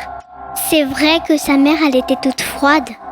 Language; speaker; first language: French; native; French